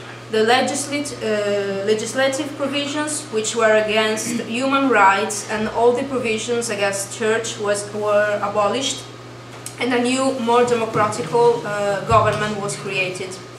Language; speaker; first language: English; non-native, fluent; Italian